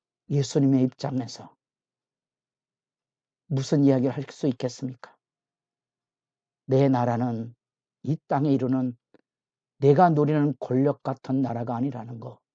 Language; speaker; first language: Korean; native; Korean